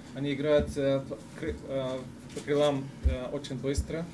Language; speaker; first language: Russian; non-native, learner; Ukrainian